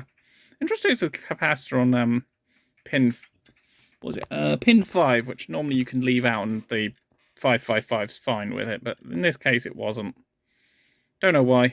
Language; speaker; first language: English; native; English